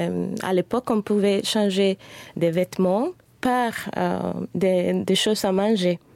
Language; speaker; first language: French; non-native, fluent; Spanish